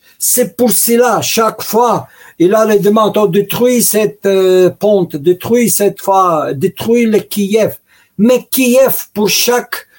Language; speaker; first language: French; non-native, learner; Russian